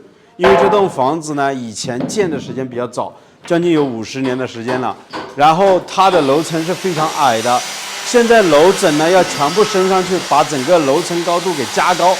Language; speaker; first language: Chinese; native; Chinese